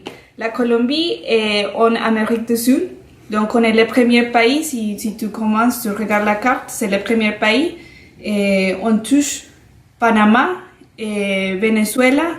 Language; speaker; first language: French; non-native, fluent; Spanish